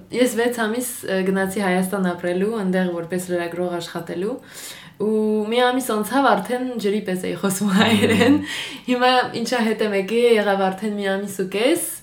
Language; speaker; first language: Armenian; early bilingual, heritage; Armenian